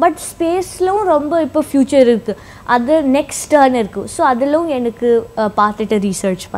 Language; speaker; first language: Tamil; non-native, local second language; Hindi